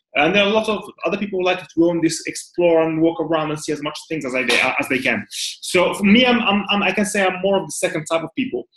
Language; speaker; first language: English; non-native, fluent; Arabic